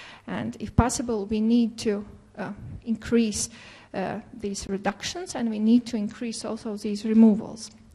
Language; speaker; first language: English; non-native, fluent; Latvian